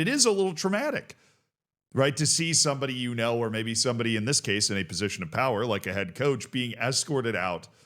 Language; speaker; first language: English; native; English